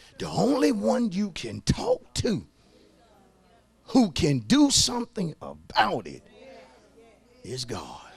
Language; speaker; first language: English; native; English